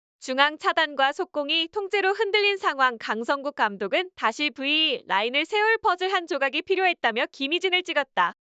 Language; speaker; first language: Korean; native; Korean